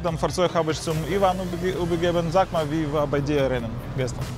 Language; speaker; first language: German; non-native, learner; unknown